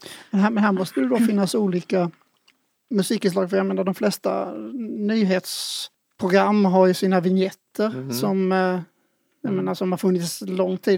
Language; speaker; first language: Swedish; native; Swedish